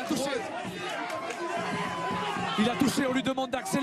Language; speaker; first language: French; native; French